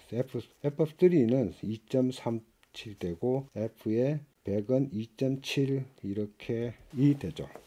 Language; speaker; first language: Korean; native; Korean